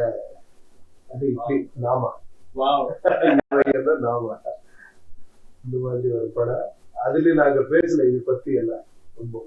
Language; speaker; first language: Tamil; non-native, learner; Kannada